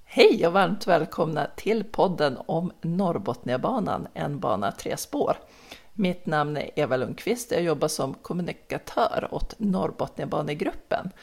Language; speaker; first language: Swedish; native; Swedish